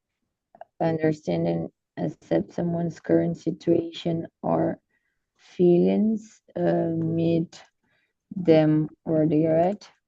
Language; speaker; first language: English; non-native, learner; Portuguese